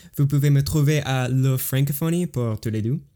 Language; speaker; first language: French; non-native, learner; English